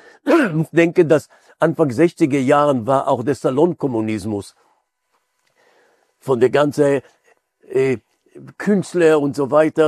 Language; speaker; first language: German; non-native, fluent; Hebrew